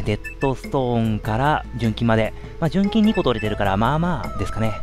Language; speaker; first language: Japanese; native; Japanese